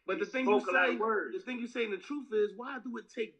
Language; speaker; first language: English; native; English